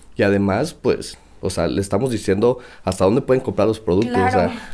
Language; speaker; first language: Spanish; native; Spanish